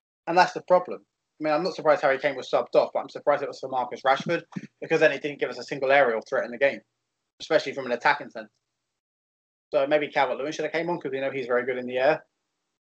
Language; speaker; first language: English; native; English